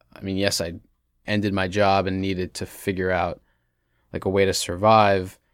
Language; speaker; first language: English; native; English